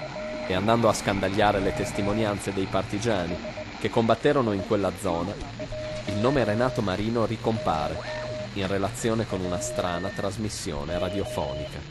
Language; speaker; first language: Italian; native; Italian